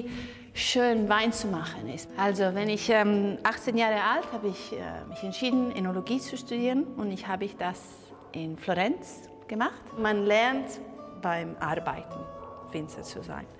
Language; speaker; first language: German; non-native, learner; Italian